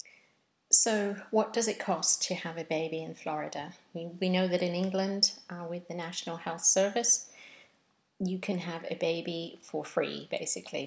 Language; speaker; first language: English; native; English